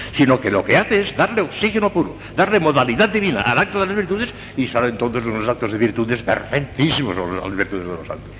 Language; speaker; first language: Spanish; native; Spanish